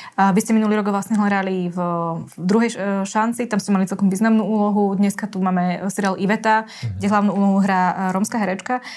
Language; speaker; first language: Slovak; native; Slovak